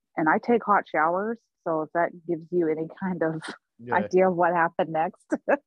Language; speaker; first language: English; native; English